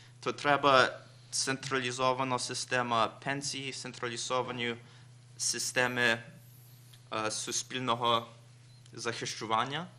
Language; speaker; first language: Ukrainian; early bilingual, heritage; Ukrainian